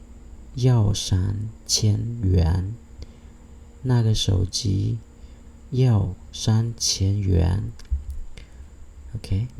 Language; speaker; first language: Chinese; non-native, fluent; Khmer